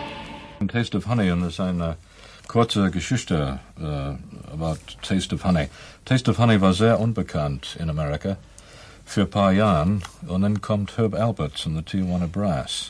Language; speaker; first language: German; non-native, learner; English